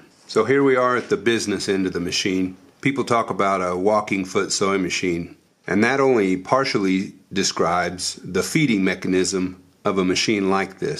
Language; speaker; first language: English; native; English